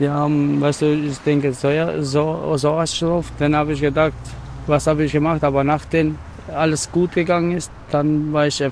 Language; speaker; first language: German; non-native, learner; Albanian